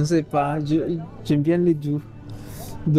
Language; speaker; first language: French; non-native, fluent; Spanish